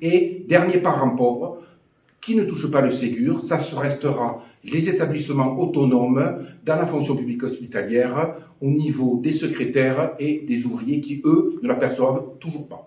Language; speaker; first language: French; native; French